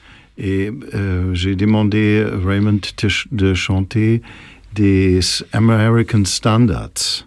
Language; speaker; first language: French; non-native, fluent; German